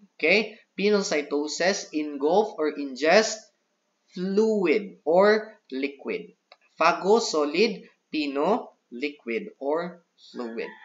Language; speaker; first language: English; non-native, local second language; Cebuano